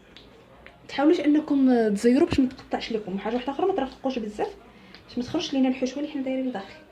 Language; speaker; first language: Arabic; native; Arabic